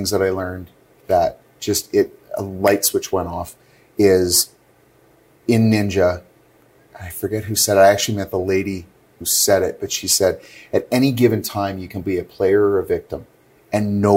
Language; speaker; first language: English; native; English